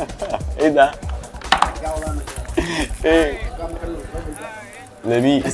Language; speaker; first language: Arabic; native; Arabic